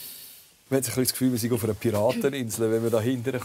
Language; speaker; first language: German; native; German